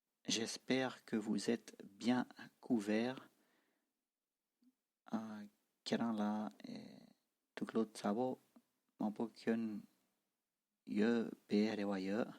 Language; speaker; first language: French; non-native, fluent; Tibetan